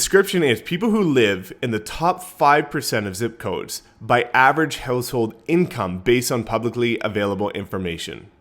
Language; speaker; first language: English; native; English